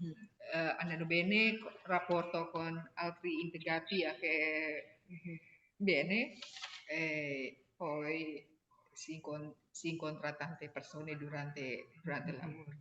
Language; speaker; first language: Italian; non-native, learner; Indonesian